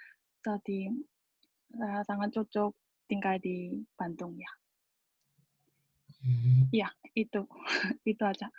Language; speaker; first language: Indonesian; non-native, learner; Korean